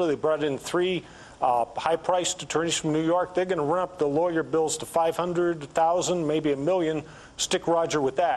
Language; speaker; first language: English; native; English